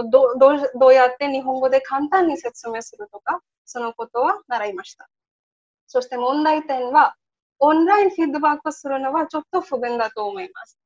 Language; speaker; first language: Japanese; non-native, learner; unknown